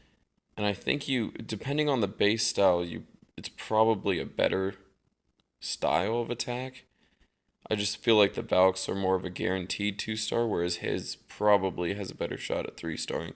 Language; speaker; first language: English; native; English